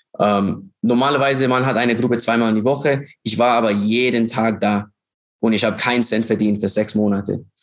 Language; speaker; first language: German; non-native, fluent; English